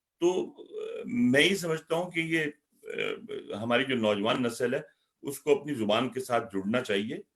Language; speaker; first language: Urdu; native; Urdu